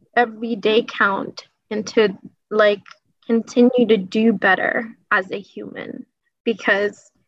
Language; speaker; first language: English; early bilingual, other home language; Persian